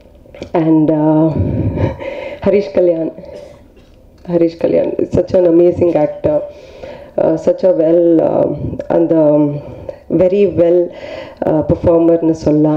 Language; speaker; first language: Tamil; non-native, learner; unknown